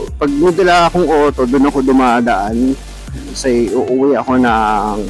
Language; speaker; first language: Filipino; native; Filipino